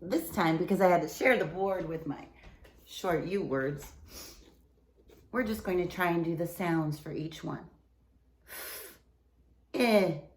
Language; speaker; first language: English; native; English